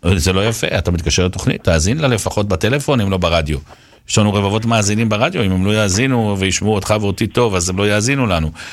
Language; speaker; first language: Hebrew; native; Hebrew